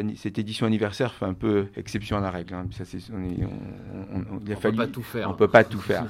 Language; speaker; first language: French; native; French